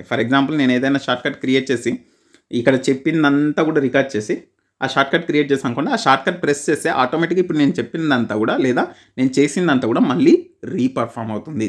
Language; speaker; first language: Telugu; native; Telugu